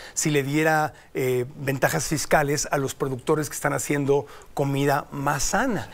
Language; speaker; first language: Spanish; native; Spanish